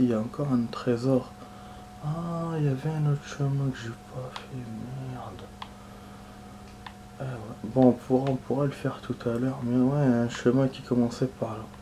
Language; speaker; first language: French; native; French